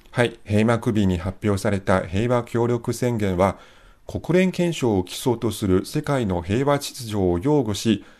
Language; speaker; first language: Japanese; non-native, fluent; Chinese